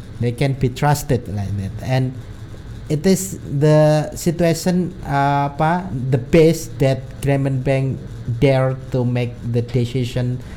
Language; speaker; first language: English; non-native, learner; Indonesian